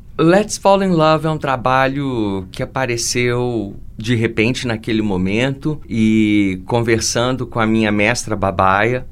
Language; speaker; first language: Portuguese; early bilingual, other home language; Spanish